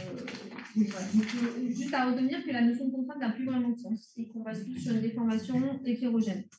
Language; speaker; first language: French; native; French